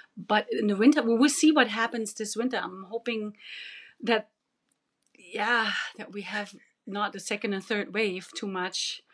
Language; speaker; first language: English; non-native, fluent; German